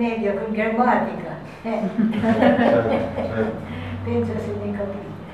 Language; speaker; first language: Italian; non-native, learner; Albanian